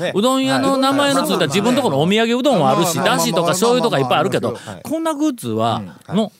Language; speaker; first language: Japanese; native; Japanese